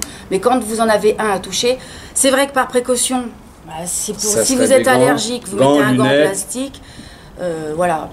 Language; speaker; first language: French; native; French